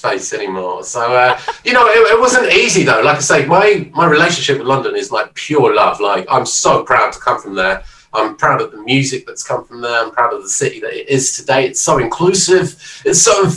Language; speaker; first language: English; native; English